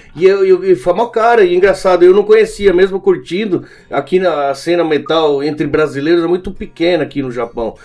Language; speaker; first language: Portuguese; early bilingual, other home language; Spanish